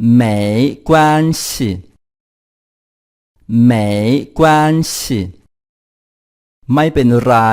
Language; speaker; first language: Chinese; non-native, fluent; Thai